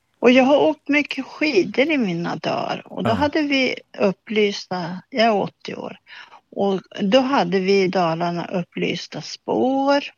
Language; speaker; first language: Swedish; native; Swedish